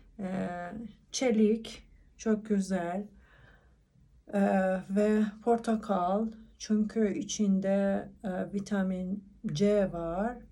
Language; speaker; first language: Turkish; non-native, learner; Persian